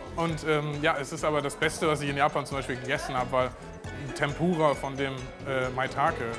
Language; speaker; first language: German; native; German